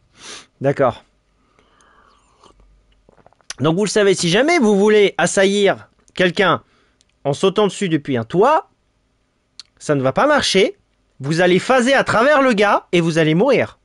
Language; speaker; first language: French; native; French